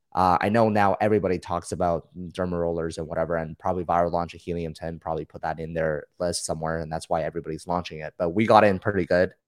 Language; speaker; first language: English; early bilingual, other home language; Chinese